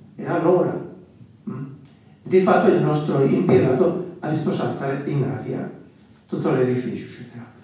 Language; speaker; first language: Italian; non-native, fluent; Basque